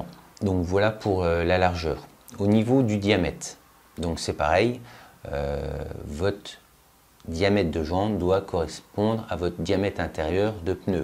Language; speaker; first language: French; native; French